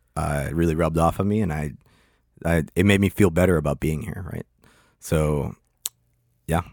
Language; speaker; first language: English; native; English